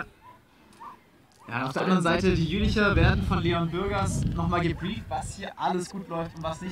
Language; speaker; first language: German; native; German